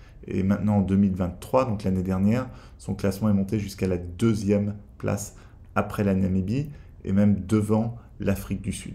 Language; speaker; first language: French; native; French